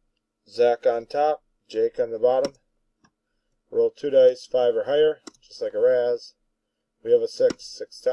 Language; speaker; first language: English; native; English